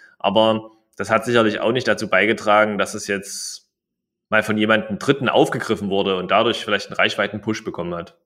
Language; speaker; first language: German; native; German